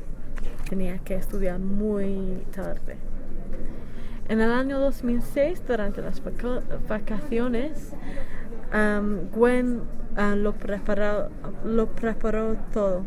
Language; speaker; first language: Spanish; non-native, learner; English